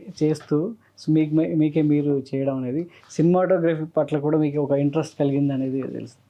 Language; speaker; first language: Telugu; native; Telugu